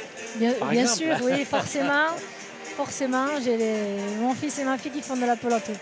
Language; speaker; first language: French; native; French